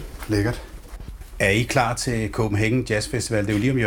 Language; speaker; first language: Danish; native; Danish